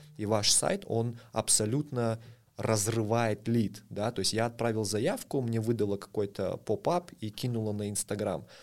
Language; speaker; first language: Russian; native; Russian